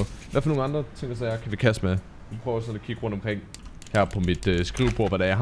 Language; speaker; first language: Danish; native; Danish